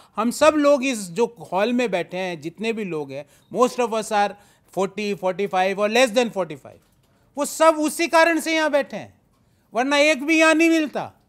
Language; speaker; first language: Hindi; native; Hindi